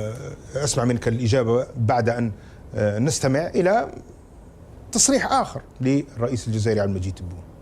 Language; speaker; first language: Arabic; native; Arabic